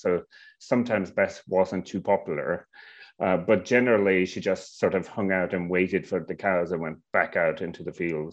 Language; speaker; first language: English; native; English